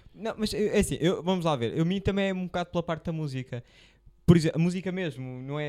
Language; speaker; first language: Portuguese; native; Portuguese